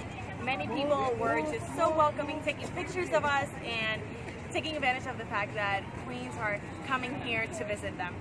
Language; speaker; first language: English; non-native, fluent; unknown